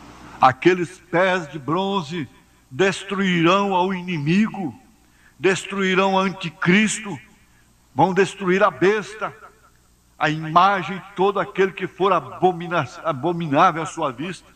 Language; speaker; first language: Portuguese; native; Portuguese